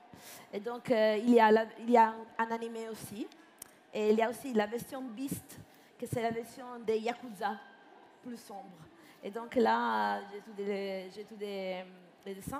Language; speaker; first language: French; non-native, fluent; Italian